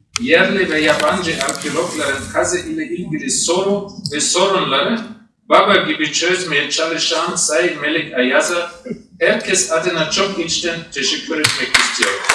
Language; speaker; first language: Turkish; non-native, fluent; German